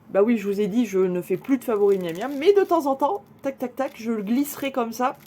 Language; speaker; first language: French; native; French